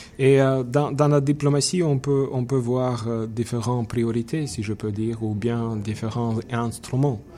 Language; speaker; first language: French; non-native, fluent; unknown